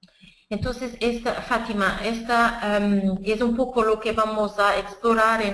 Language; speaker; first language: Spanish; non-native, fluent; Portuguese